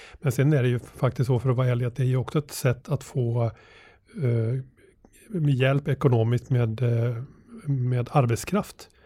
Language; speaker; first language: Swedish; native; Swedish